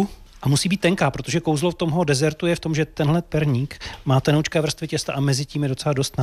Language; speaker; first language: Czech; native; Czech